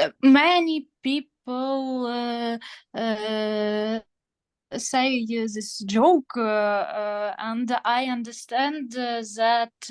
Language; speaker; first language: English; non-native, learner; Ukrainian